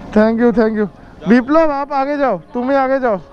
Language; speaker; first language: Hindi; non-native, local second language; Bangla